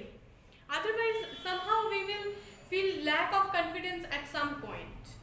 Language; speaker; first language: English; non-native, local second language; Bangla